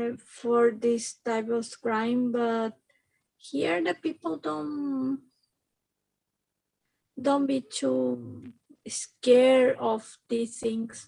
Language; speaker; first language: English; non-native, learner; Spanish